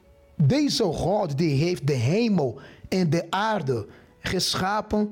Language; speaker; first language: Dutch; non-native, fluent; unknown